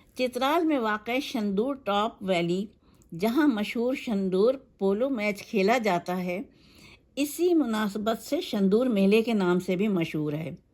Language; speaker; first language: Urdu; native; Urdu